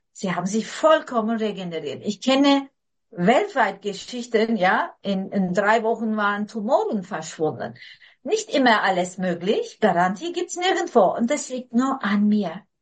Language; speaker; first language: German; non-native, fluent; Turkish